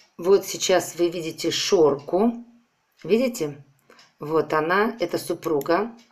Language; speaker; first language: Russian; native; Russian